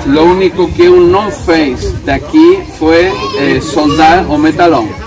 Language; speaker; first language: Portuguese; non-native, learner; Spanish